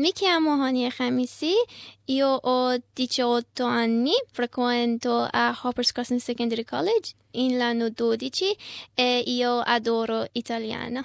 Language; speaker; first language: Italian; non-native, learner; Persian